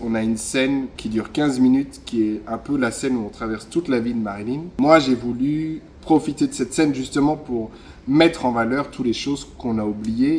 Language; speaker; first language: French; native; French